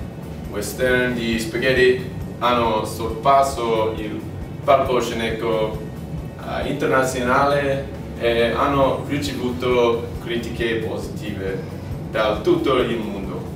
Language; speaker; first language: Italian; non-native, learner; English